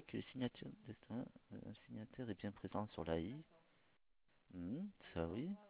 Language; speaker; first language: French; native; French